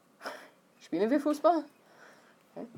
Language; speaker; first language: German; non-native, fluent; English